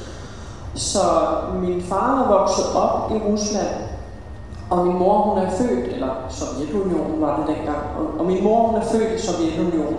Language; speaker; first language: Danish; early bilingual, other home language; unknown